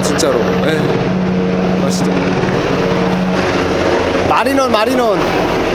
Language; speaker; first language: Korean; native; Korean